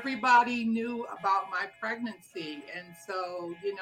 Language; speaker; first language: English; native; English